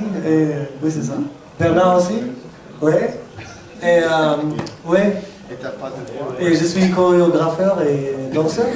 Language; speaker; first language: French; non-native, learner; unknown